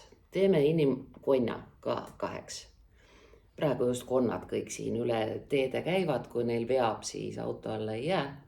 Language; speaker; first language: Estonian; native; Estonian